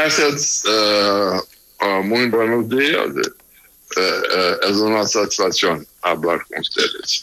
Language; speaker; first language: Spanish; non-native, learner; Portuguese